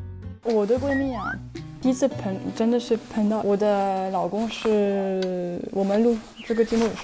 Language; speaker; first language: Chinese; non-native, fluent; French